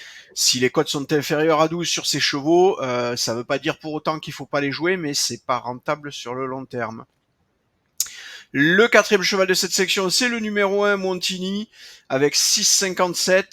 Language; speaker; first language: French; native; French